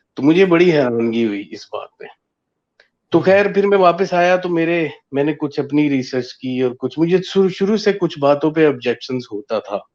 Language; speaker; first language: Urdu; native; Urdu